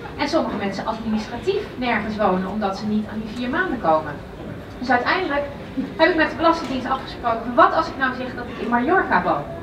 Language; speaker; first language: Dutch; native; Dutch